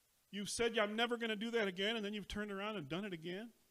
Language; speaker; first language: English; native; English